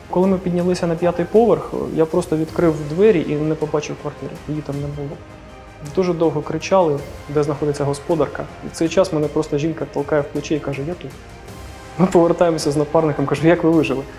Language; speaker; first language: Ukrainian; non-native, local second language; Russian